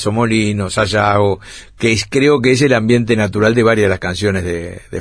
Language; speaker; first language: Spanish; native; Spanish